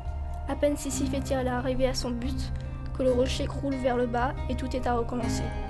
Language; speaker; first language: French; native; French